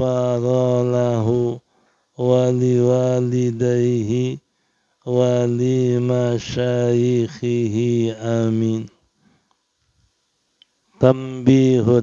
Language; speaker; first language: Arabic; non-native, fluent; Indonesian